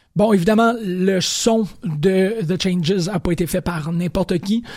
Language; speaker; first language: French; native; French